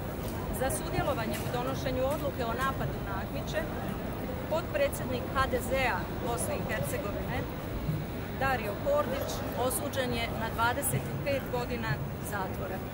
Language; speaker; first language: Croatian; native; Croatian